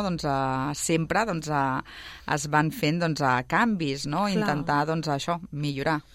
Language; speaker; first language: Catalan; native; Catalan